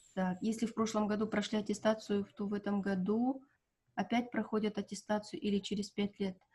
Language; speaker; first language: Russian; non-native, local second language; Kazakh